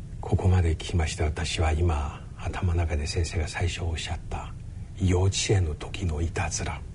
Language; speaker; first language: Japanese; non-native, fluent; Chinese